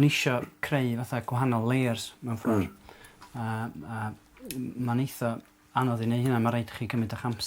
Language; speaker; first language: Welsh; native; Welsh